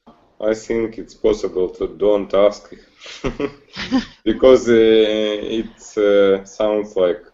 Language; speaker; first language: English; non-native, learner; Russian